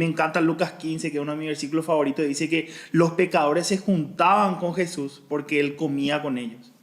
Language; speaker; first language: Spanish; native; Spanish